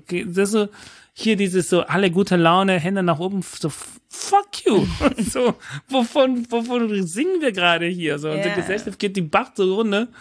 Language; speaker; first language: German; non-native, fluent; Portuguese